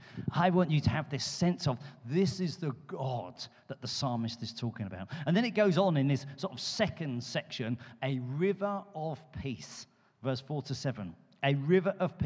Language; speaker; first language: English; native; English